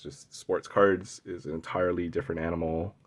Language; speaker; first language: English; native; English